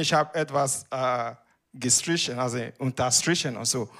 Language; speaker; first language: German; non-native, learner; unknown